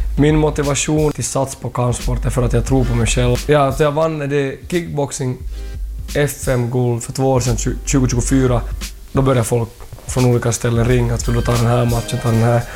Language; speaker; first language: Swedish; early bilingual, other home language; Thai